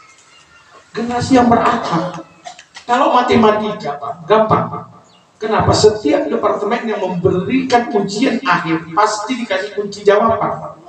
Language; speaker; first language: Indonesian; non-native, local second language; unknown